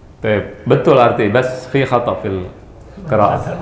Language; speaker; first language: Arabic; non-native, fluent; Indonesian